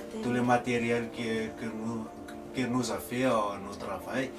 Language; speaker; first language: French; non-native, local second language; Malagasy